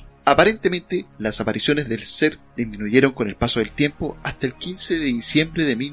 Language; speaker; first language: Spanish; native; Spanish